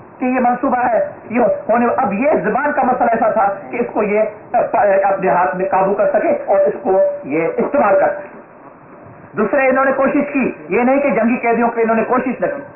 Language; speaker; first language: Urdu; non-native, local second language; Sindhi